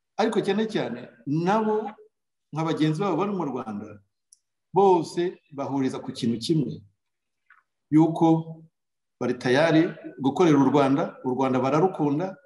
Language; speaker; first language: Kinyarwanda; native; Kinyarwanda